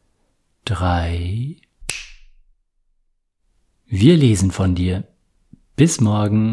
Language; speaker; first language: German; native; German